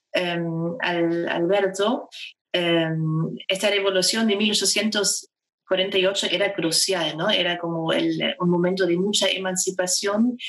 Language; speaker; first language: Spanish; non-native, fluent; German